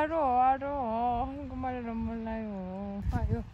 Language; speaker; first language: Korean; non-native, learner; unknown